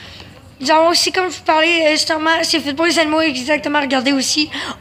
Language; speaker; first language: French; native; French